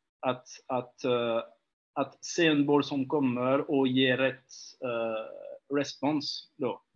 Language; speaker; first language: Swedish; non-native, fluent; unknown